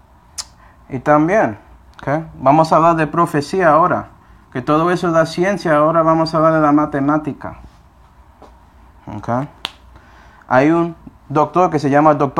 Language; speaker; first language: Spanish; non-native, fluent; English